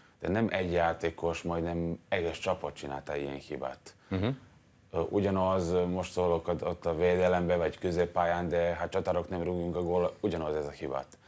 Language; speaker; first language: Hungarian; non-native, learner; Serbian